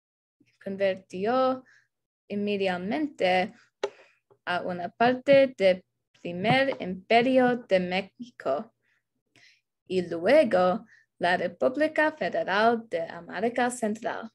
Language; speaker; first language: Spanish; non-native, learner; English